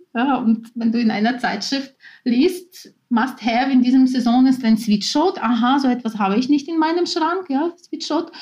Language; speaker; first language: German; non-native, fluent; Ukrainian